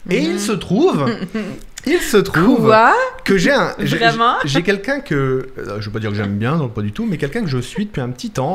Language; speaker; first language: French; native; French